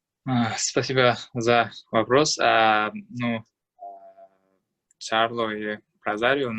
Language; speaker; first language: Russian; non-native, learner; Uzbek